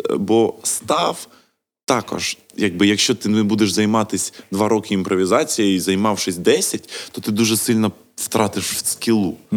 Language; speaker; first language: Ukrainian; non-native, local second language; Russian